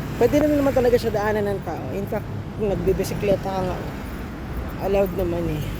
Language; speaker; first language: Filipino; native; Filipino